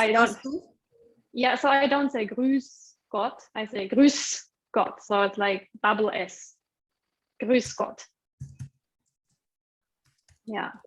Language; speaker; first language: English; non-native, fluent; German